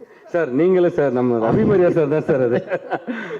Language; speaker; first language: Tamil; native; Tamil